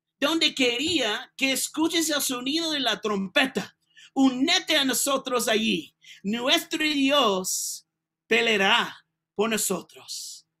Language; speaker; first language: Spanish; non-native, learner; English